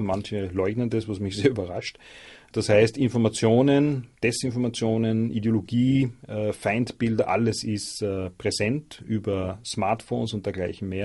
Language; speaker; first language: German; native; German